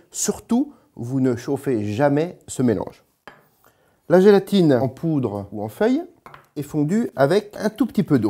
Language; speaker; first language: French; native; French